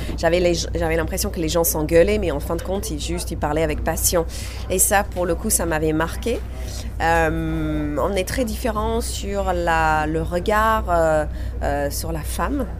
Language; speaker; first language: French; non-native, fluent; English